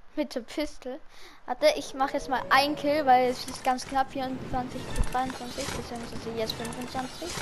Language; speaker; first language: German; native; German